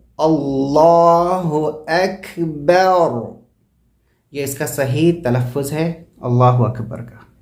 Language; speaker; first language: Urdu; native; Urdu